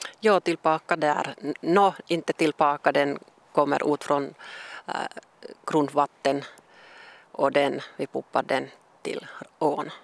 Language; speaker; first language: Swedish; non-native, local second language; Finnish